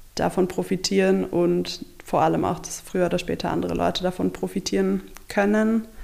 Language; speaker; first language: German; native; German